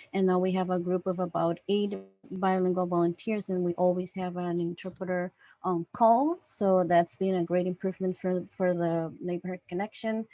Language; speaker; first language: English; non-native, fluent; Spanish